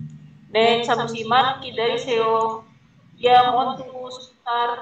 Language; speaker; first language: Korean; non-native, learner; Indonesian